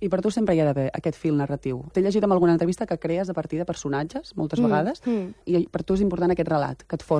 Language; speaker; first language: Catalan; native; Catalan